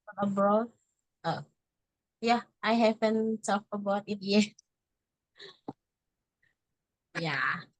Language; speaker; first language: English; non-native, learner; Indonesian